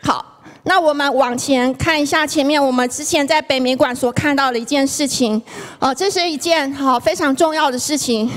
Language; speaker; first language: Chinese; native; Chinese